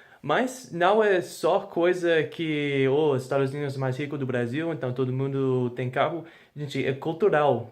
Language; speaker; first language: Portuguese; non-native, fluent; English